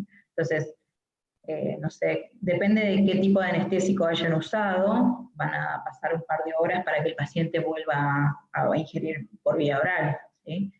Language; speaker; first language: Spanish; native; Spanish